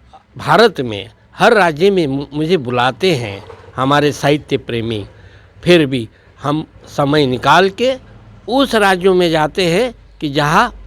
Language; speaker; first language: Hindi; non-native, local second language; Marathi